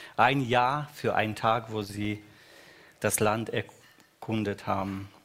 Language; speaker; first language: German; non-native, fluent; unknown